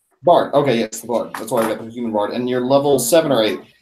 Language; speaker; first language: English; native; English